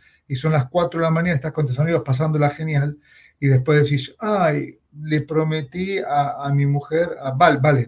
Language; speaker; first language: Spanish; native; Spanish